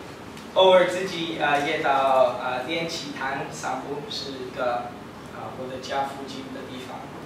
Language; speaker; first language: Chinese; non-native, learner; English